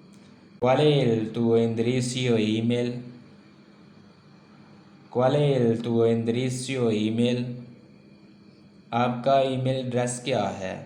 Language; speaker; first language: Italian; non-native, learner; Urdu